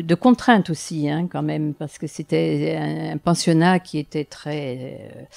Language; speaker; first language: French; native; French